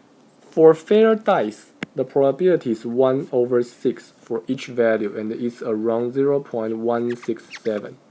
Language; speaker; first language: English; non-native, fluent; Chinese